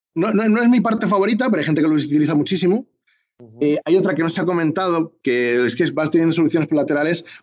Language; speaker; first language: Spanish; native; Spanish